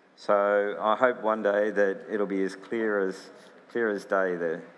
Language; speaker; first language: English; native; English